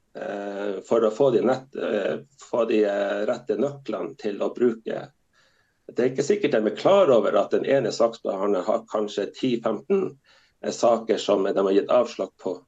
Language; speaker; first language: Norwegian; native; Norwegian